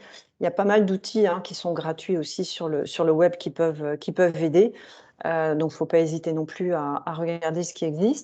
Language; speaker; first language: French; native; French